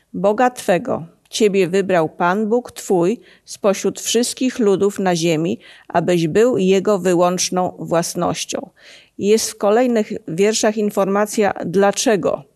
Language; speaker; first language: Polish; native; Polish